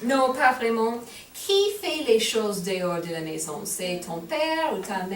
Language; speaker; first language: French; non-native, fluent; English